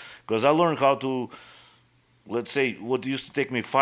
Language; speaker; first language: English; non-native, fluent; Russian